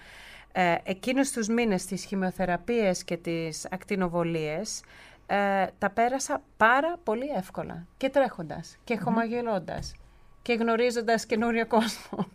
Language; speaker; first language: Greek; early bilingual, heritage; Greek